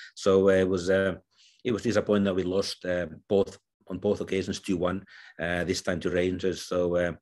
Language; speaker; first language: English; non-native, fluent; Finnish